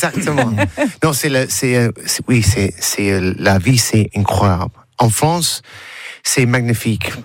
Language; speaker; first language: French; non-native, learner; English